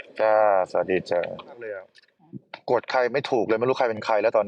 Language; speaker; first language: Thai; native; Thai